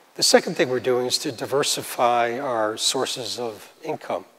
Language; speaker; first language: English; native; English